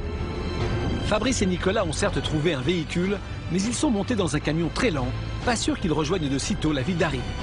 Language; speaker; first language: French; native; French